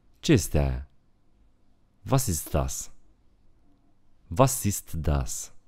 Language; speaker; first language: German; non-native, fluent; Romanian